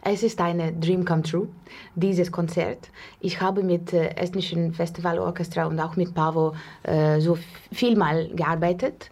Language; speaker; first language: German; non-native, learner; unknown